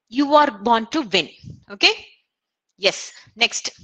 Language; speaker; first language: English; non-native, local second language; Tamil